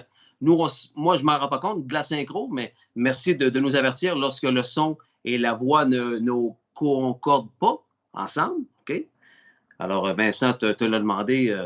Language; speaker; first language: French; native; French